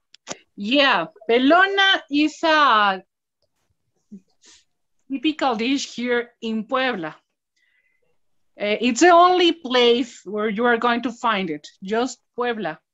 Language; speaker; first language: English; non-native, learner; Spanish